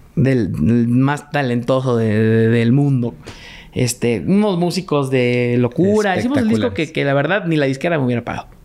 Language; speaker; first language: Spanish; native; Spanish